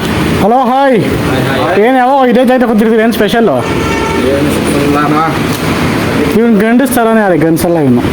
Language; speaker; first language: Kannada; native; Kannada